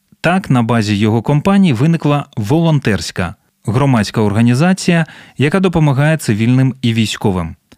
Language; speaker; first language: Ukrainian; native; Ukrainian